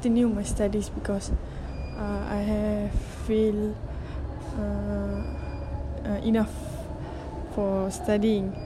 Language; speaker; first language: English; non-native, local second language; Malay